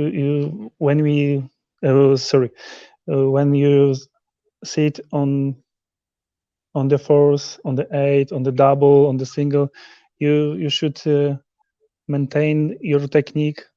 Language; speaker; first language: English; non-native, learner; Polish